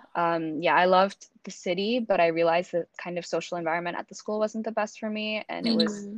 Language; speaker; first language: English; native; English